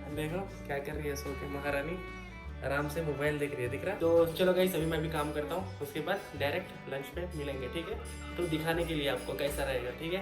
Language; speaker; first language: Hindi; non-native, local second language; Bangla